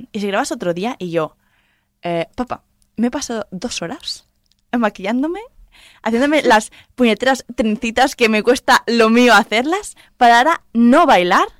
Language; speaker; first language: Spanish; non-native, local second language; Catalan